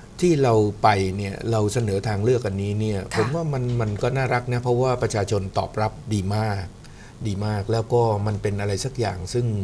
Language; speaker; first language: Thai; native; Thai